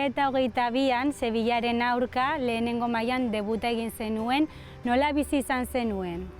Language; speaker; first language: Basque; native; Basque